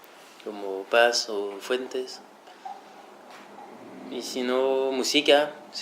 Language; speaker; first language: Spanish; non-native, fluent; French